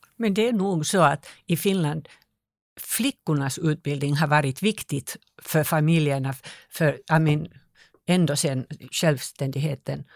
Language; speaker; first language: Swedish; non-native, local second language; Finnish